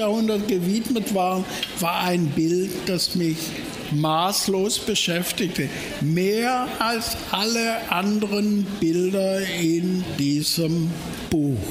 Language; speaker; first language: German; native; German